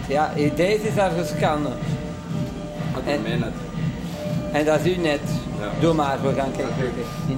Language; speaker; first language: Dutch; non-native, local second language; French